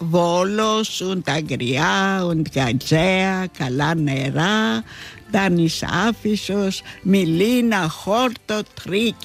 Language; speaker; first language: German; non-native, learner; Greek